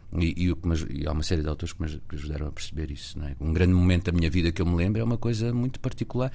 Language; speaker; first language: Portuguese; native; Portuguese